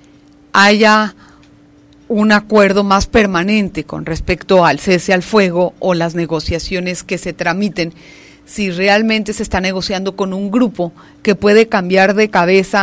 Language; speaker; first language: Spanish; native; Spanish